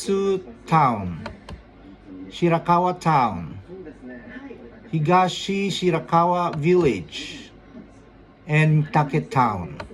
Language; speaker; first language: English; non-native, local second language; Filipino